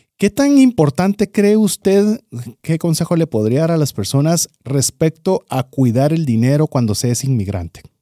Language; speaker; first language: Spanish; native; Spanish